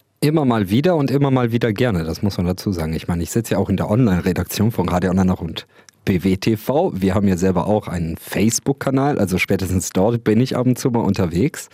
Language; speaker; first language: German; native; German